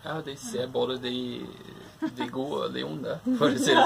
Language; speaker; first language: Norwegian; non-native, fluent; English